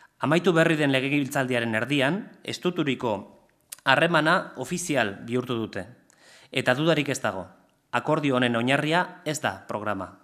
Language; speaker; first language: Basque; non-native, local second language; Spanish